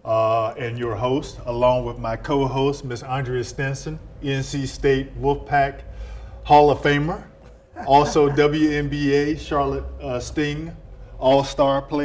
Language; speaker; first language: English; native; English